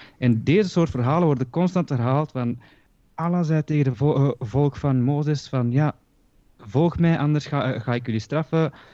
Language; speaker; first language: Dutch; early bilingual, other home language; Turkish